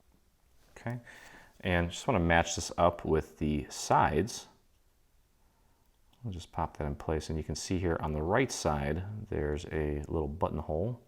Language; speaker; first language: English; native; English